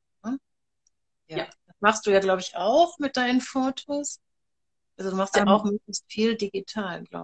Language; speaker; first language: German; native; German